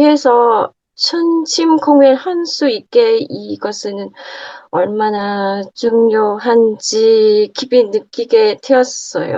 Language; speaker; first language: Korean; non-native, learner; Thai